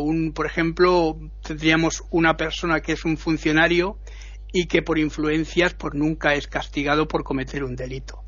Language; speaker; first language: Spanish; native; Spanish